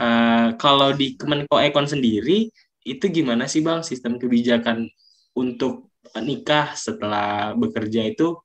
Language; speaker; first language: Indonesian; native; Indonesian